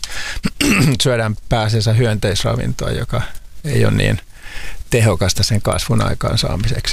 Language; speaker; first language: Finnish; native; Finnish